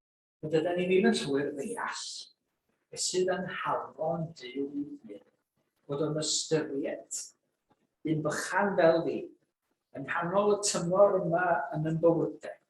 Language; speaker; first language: Welsh; native; Welsh